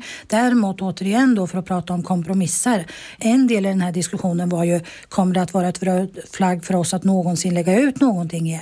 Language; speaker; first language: Swedish; native; Swedish